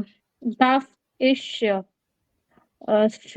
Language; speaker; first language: German; non-native, learner; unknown